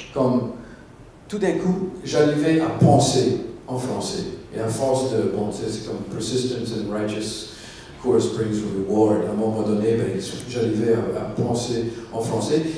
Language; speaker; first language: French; non-native, local second language; English